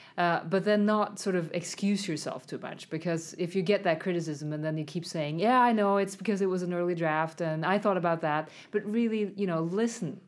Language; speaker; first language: English; non-native, fluent; Swedish